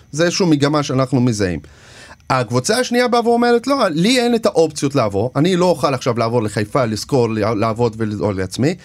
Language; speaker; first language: Hebrew; non-native, local second language; Arabic